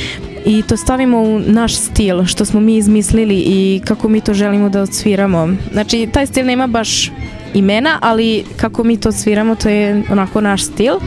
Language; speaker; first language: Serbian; non-native, local second language; Hungarian